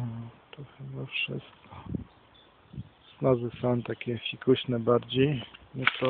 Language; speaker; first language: Polish; native; Polish